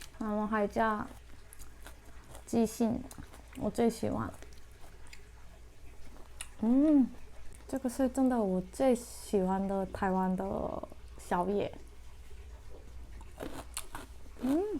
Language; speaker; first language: Chinese; non-native, fluent; Korean